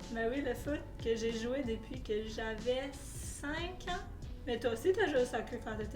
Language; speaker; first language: French; native; French